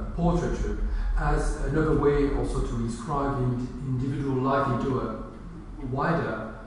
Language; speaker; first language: English; non-native, fluent; French